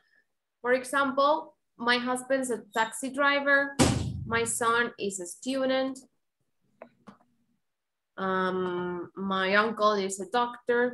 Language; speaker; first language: English; non-native, fluent; Spanish